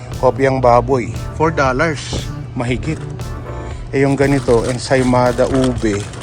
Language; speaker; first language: Filipino; non-native, local second language; Pampanga